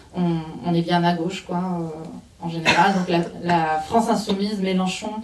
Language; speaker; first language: French; native; French